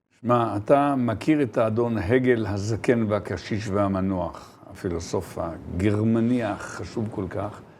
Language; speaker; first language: Hebrew; native; Hebrew